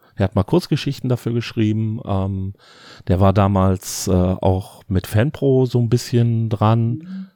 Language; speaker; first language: German; native; German